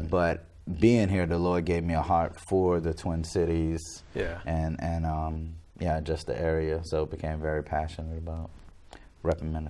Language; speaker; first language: English; native; English